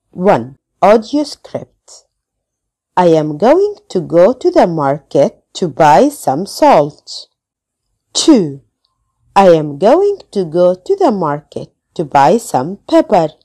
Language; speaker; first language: English; non-native, fluent; Arabic